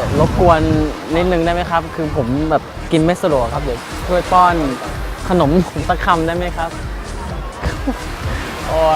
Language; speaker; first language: Thai; native; Thai